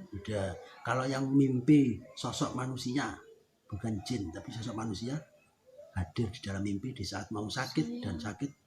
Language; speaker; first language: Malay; non-native, local second language; Javanese